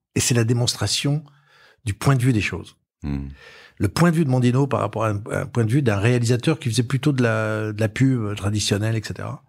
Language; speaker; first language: French; native; French